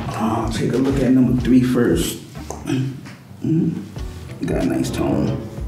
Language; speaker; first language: English; native; English